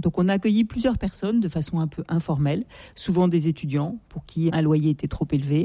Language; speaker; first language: French; native; French